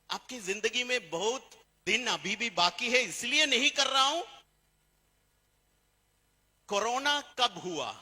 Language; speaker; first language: Hindi; non-native, local second language; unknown